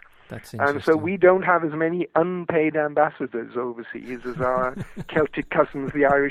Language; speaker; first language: English; non-native, local second language; Welsh